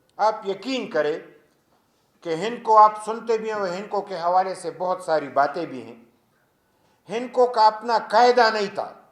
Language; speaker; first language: Urdu; non-native, local second language; Pashto